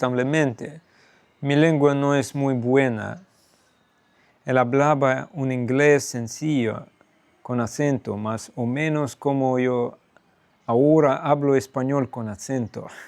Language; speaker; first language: Spanish; non-native, fluent; Russian